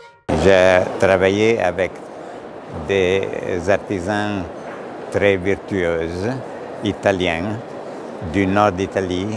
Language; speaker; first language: French; non-native, learner; Italian